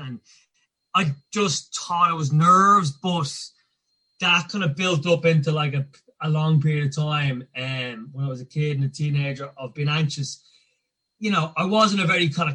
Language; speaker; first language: English; native; English